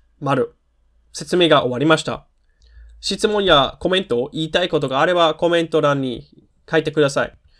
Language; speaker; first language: Japanese; non-native, fluent; German